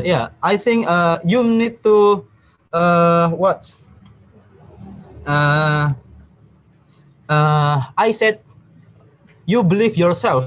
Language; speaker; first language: English; non-native, learner; Indonesian